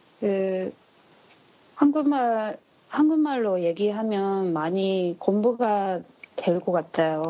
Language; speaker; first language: Korean; non-native, learner; Japanese